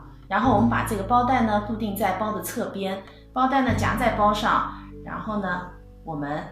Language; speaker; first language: Chinese; native; Chinese